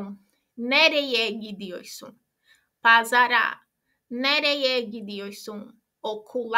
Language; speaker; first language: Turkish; non-native, fluent; Portuguese